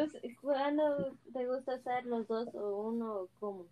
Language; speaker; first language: Spanish; early bilingual, heritage; Spanish